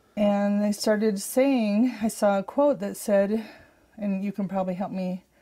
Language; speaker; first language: English; native; English